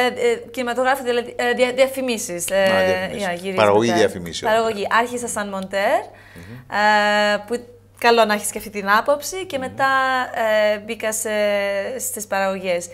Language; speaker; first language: Greek; early bilingual, heritage; Greek